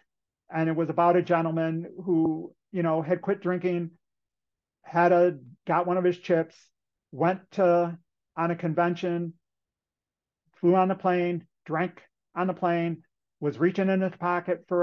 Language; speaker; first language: English; native; English